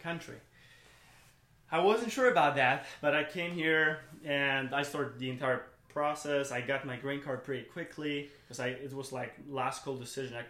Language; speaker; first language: English; non-native, fluent; German